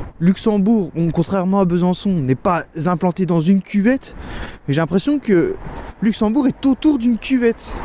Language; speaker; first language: French; native; French